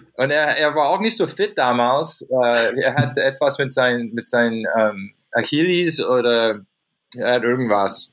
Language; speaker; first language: German; non-native, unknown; English